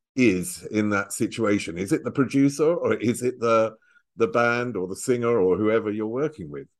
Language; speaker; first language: English; native; English